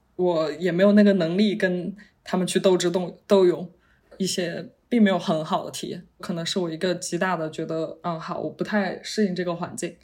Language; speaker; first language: Chinese; native; Chinese